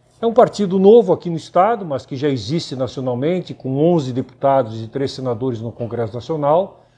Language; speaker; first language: Portuguese; native; Portuguese